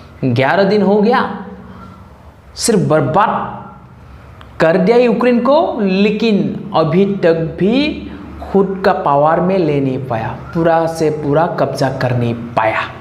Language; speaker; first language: Hindi; non-native, local second language; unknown